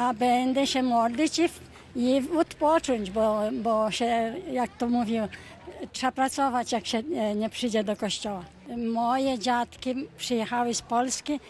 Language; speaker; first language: Polish; early bilingual, heritage; Polish